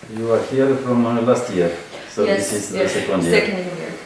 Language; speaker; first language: English; non-native, learner; Romanian